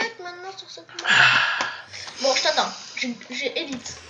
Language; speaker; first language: French; native; French